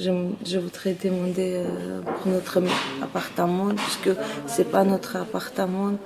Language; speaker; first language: French; non-native, learner; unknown